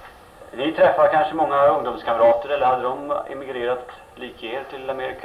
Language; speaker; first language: Swedish; native; Swedish